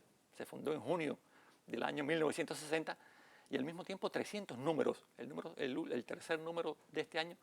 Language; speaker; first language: Spanish; native; Spanish